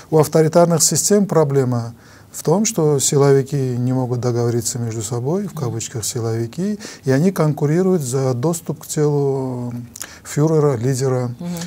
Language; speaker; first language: Russian; non-native, local second language; Armenian